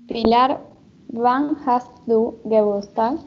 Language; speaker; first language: German; non-native, learner; Spanish